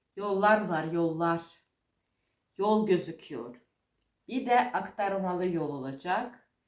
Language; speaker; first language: Turkish; non-native, fluent; Russian